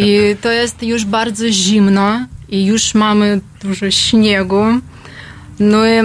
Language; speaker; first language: Polish; non-native, learner; Russian